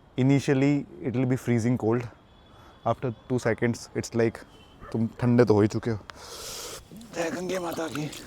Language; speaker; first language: Hindi; native; Hindi